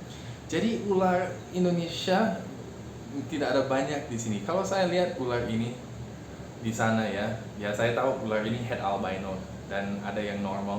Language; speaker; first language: Indonesian; non-native, fluent; English